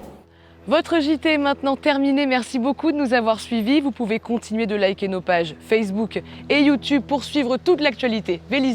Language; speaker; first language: French; native; French